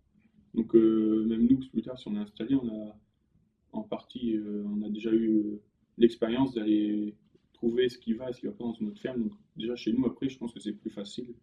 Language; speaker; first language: French; native; French